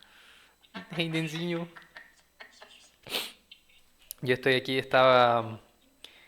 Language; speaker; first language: Spanish; early bilingual, heritage; Portuguese